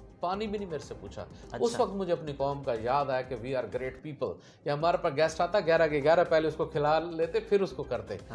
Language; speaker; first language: Urdu; non-native, local second language; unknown